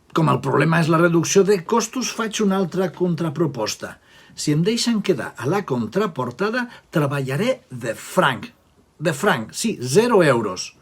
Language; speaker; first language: Catalan; non-native, local second language; Spanish